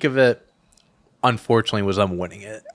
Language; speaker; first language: English; native; English